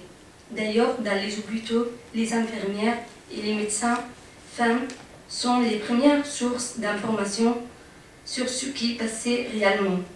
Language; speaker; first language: French; non-native, fluent; Arabic